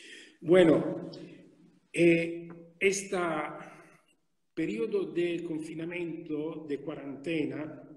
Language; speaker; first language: Spanish; non-native, fluent; Italian